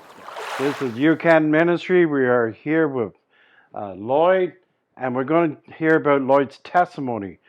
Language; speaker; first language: English; native; English